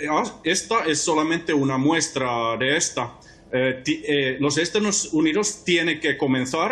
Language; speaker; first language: Spanish; non-native, fluent; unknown